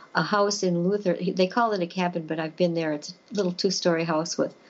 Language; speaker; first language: English; native; English